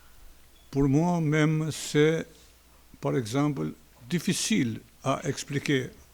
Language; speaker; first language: French; non-native, fluent; Albanian